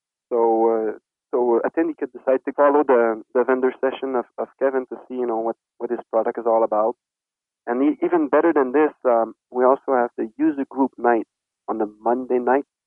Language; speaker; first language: English; non-native, fluent; French